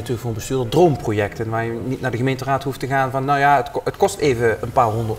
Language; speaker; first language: Dutch; native; Dutch